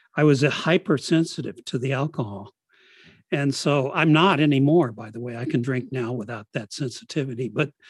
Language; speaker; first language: English; early bilingual, other home language; Italian